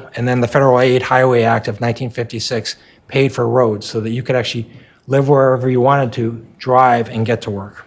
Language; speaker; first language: English; native; English